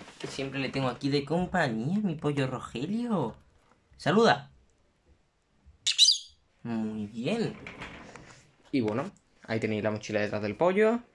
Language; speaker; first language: Spanish; native; Spanish